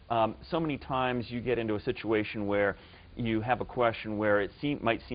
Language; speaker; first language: English; native; English